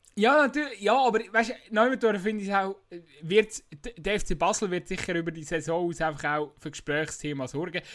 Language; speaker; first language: German; native; German